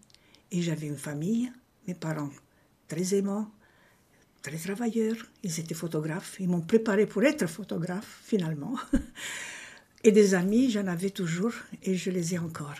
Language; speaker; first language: French; non-native, fluent; Romanian